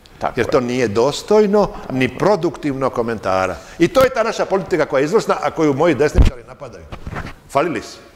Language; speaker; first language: Croatian; native; Croatian